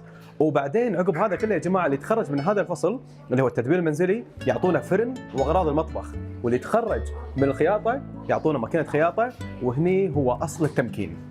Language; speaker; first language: Arabic; native; Arabic